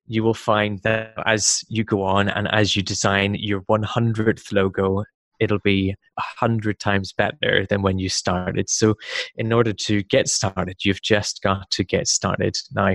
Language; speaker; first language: English; native; English